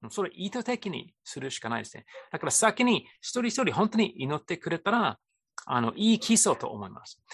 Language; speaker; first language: Japanese; non-native, fluent; English